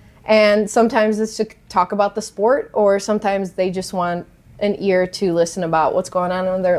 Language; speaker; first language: English; native; English